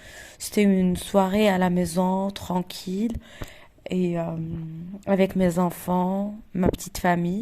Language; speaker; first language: French; non-native, local second language; Arabic